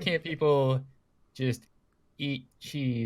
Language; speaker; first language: English; native; English